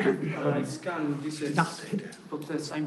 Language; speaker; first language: German; non-native, learner; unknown